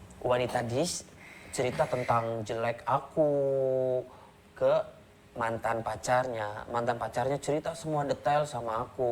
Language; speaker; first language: Indonesian; native; Indonesian